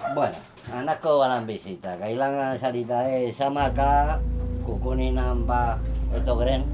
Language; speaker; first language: Filipino; non-native, learner; Spanish